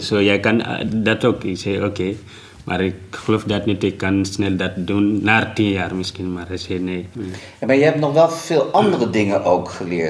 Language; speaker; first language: Dutch; non-native, learner; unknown